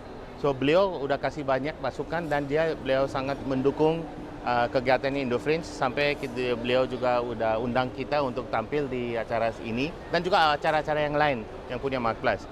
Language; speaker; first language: Indonesian; non-native, fluent; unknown